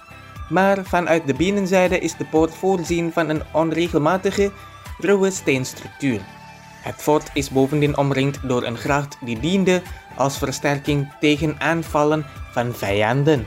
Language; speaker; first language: Dutch; non-native, fluent; Indonesian